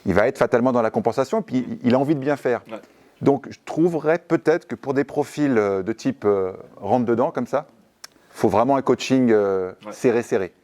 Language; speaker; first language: French; native; French